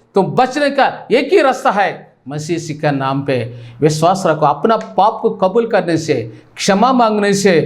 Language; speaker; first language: Hindi; non-native, local second language; Telugu